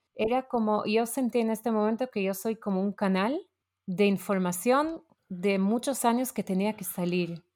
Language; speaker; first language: Spanish; non-native, fluent; Hebrew